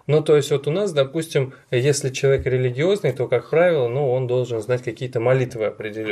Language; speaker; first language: Russian; native; Russian